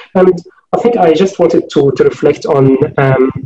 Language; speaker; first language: English; non-native, fluent; Arabic